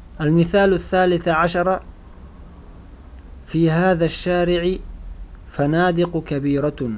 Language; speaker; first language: Arabic; non-native, fluent; Uzbek